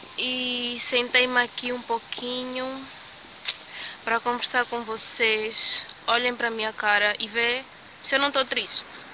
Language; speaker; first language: Portuguese; native; Portuguese